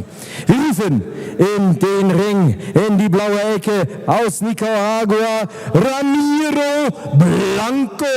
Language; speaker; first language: German; native; German